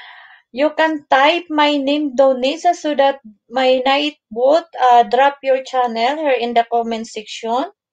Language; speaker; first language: English; non-native, learner; Filipino